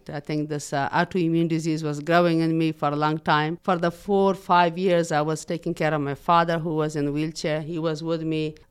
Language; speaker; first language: English; non-native, fluent; Persian